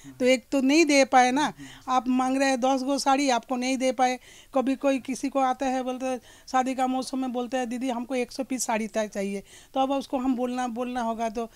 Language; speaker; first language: Hindi; native; Hindi